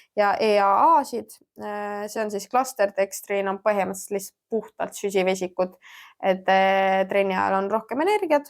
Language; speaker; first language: Estonian; early bilingual, heritage; German